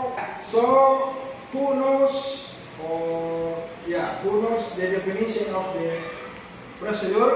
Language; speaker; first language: English; non-native, learner; Indonesian